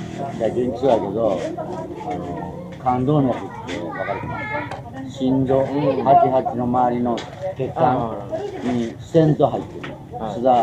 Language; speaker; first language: Japanese; native; Japanese